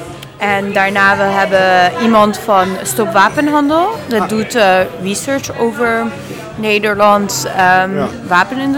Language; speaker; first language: Dutch; non-native, learner; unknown